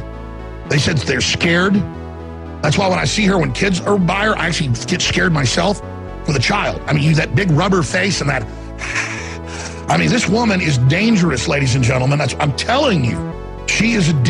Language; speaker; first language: English; native; English